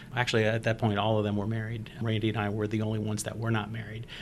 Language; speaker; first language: English; native; English